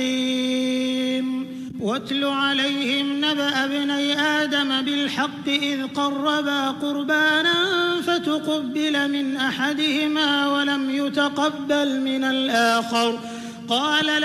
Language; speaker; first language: Arabic; native; Arabic